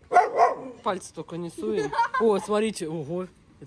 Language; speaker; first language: Russian; native; Russian